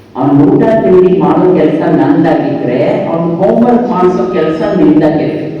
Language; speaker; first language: Kannada; non-native, local second language; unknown